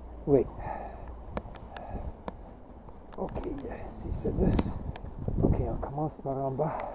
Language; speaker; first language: French; non-native, local second language; English